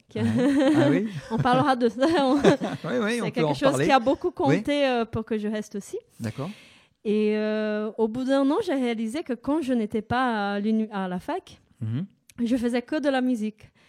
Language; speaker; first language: French; non-native, fluent; Portuguese